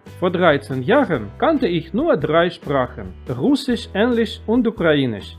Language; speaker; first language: German; non-native, fluent; Russian